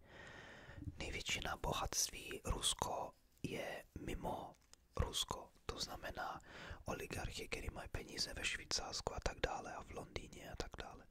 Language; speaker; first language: Czech; early bilingual, heritage; English